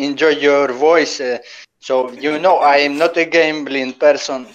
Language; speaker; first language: English; non-native, learner; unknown